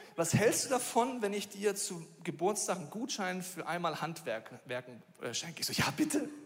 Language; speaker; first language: German; native; German